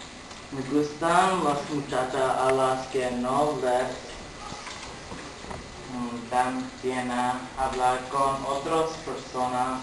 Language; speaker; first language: Spanish; non-native, learner; English